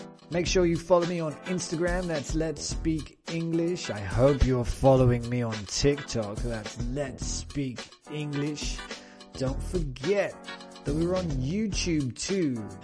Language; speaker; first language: English; native; English